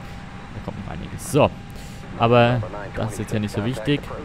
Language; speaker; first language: German; native; German